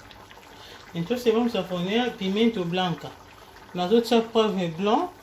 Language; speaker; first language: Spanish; non-native, learner; Lingala